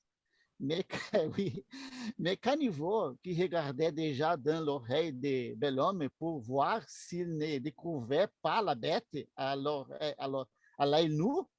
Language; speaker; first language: French; non-native, learner; Portuguese